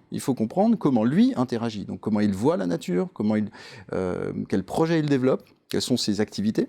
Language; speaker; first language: French; native; French